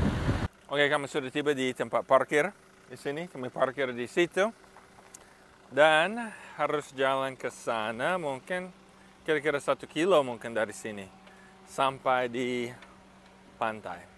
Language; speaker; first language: Indonesian; non-native, fluent; English